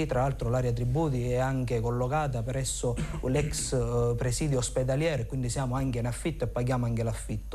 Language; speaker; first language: Italian; native; Italian